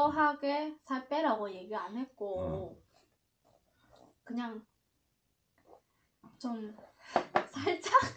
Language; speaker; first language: Korean; non-native, learner; Vietnamese